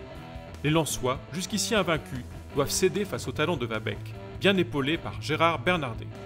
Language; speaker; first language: French; native; French